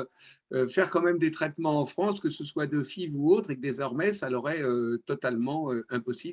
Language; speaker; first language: French; native; French